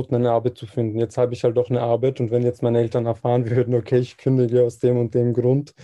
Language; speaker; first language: German; early bilingual, other home language; Serbian